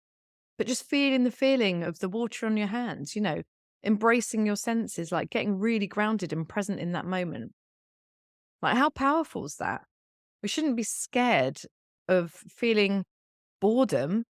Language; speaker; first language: English; native; English